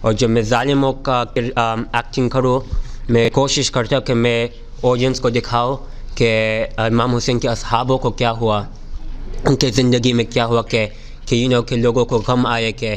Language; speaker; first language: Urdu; early bilingual, heritage; Urdu